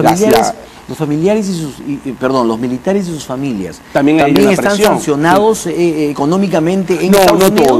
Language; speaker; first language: Spanish; native; Spanish